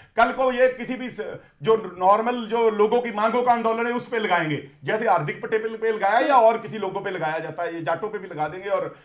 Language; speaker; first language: Hindi; native; Hindi